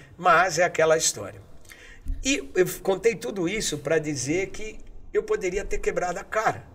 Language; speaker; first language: Portuguese; native; Portuguese